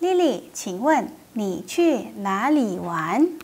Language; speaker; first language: Chinese; non-native, fluent; Indonesian